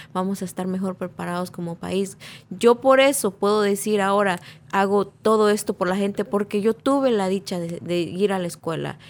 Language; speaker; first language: Spanish; non-native, local second language; Tzeltal